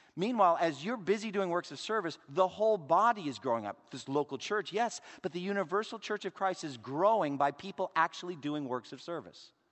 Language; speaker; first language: English; native; English